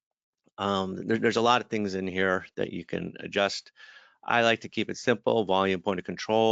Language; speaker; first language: English; native; English